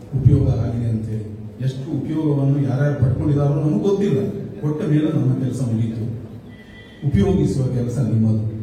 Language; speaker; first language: Kannada; native; Kannada